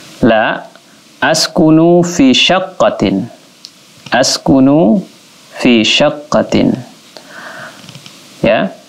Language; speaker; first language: Arabic; non-native, fluent; Indonesian